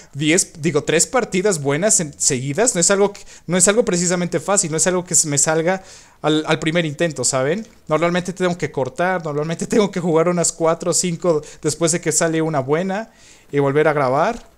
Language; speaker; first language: Spanish; native; Spanish